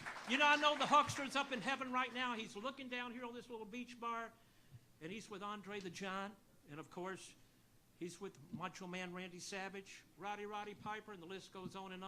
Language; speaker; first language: English; native; English